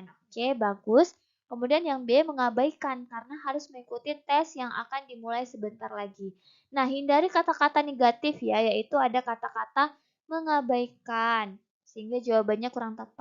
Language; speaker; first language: Indonesian; native; Indonesian